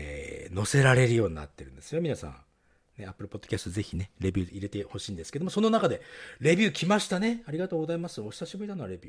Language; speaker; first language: Japanese; native; Japanese